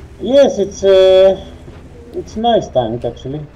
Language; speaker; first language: English; non-native, learner; German